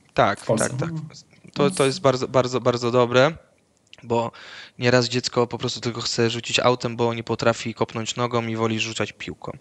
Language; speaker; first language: Polish; early bilingual, other home language; Dutch